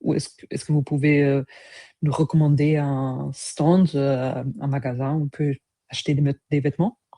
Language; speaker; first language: French; non-native, fluent; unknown